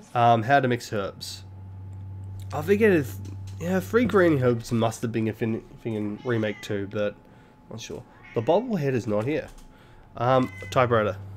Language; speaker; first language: English; native; English